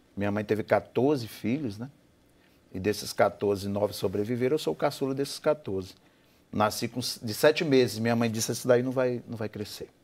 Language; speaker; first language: Portuguese; native; Portuguese